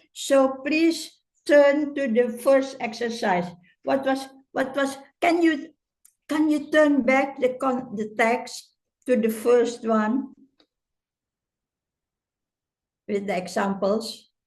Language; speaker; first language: English; non-native, fluent; Indonesian